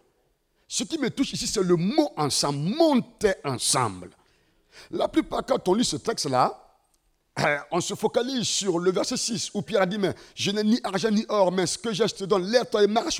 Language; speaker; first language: French; non-native, local second language; Mossi